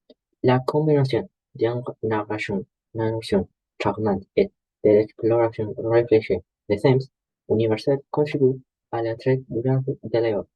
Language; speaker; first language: French; non-native, learner; Spanish